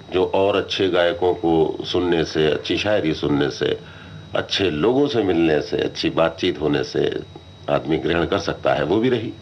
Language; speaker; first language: Hindi; native; Hindi